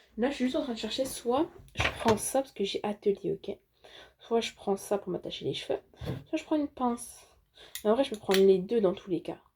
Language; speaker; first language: French; native; French